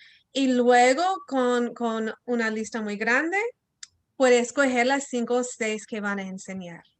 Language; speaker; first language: Spanish; early bilingual, heritage; Spanish